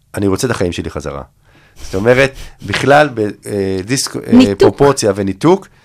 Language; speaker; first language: Hebrew; native; Hebrew